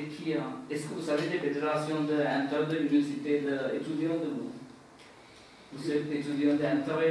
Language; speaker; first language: French; non-native, learner; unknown